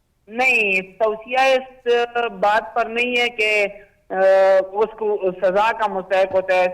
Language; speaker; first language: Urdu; non-native, learner; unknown